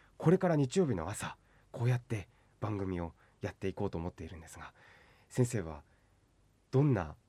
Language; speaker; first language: Japanese; native; Japanese